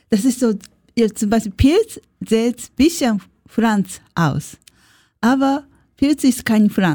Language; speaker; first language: German; non-native, learner; Japanese